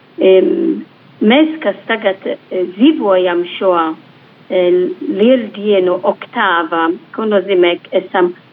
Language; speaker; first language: Latvian; non-native, fluent; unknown